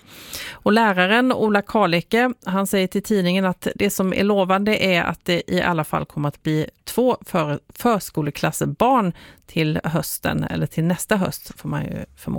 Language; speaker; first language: Swedish; native; Swedish